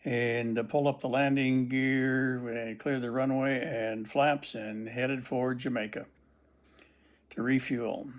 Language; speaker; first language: English; native; English